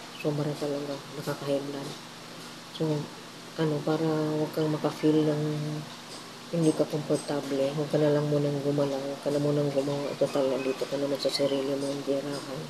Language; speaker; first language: Filipino; native; Filipino